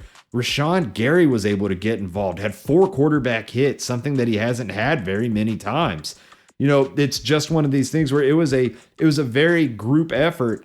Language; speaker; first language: English; native; English